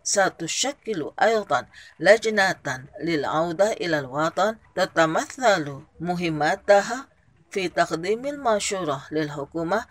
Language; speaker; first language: Arabic; non-native, fluent; Indonesian